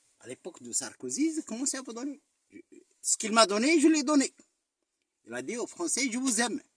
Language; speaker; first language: French; non-native, local second language; Arabic